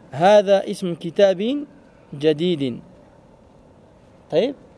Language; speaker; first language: Arabic; non-native, fluent; French